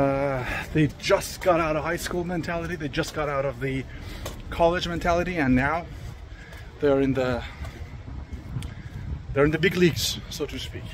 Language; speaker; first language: English; non-native, fluent; Persian